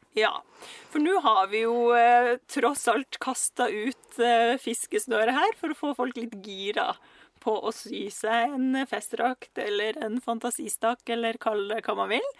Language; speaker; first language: Norwegian; early bilingual, other home language; Russian